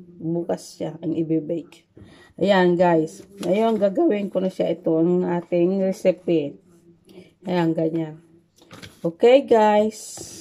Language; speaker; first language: Filipino; native; Filipino